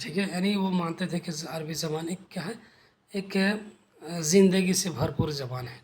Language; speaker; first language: Urdu; native; Urdu